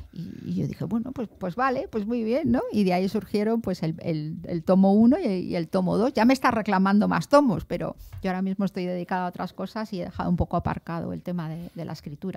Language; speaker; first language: Spanish; native; Spanish